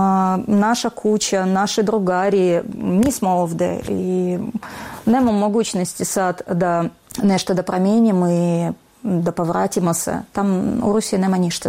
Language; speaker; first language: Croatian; non-native, learner; Russian